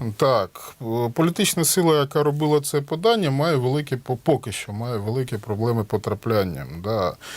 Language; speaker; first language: Ukrainian; non-native, local second language; Russian